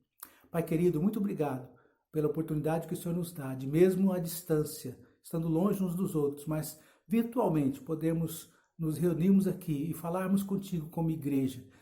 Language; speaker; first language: Portuguese; native; Portuguese